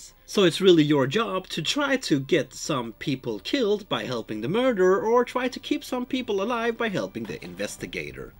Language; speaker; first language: English; non-native, fluent; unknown